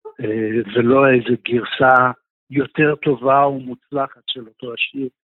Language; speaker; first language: Hebrew; non-native, fluent; Russian